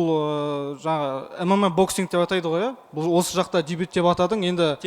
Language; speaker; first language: Kazakh; native; Kazakh